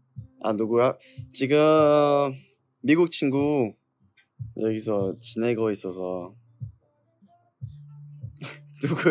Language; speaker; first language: Korean; non-native, fluent; English